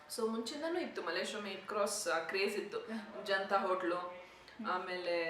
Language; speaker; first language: Kannada; native; Kannada